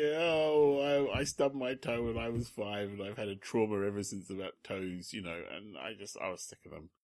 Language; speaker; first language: English; native; English